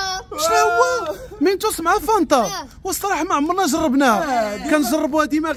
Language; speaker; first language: Arabic; native; Arabic